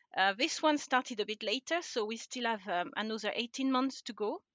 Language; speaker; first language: English; non-native, fluent; French